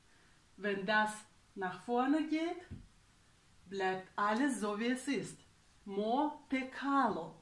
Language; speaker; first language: German; non-native, fluent; Russian